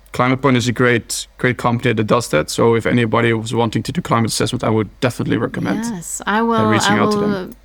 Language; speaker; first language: English; early bilingual, other home language; Dutch